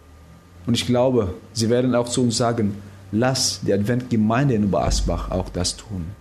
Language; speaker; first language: German; non-native, fluent; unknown